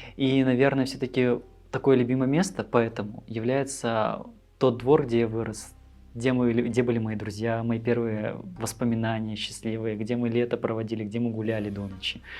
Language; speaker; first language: Russian; native; Russian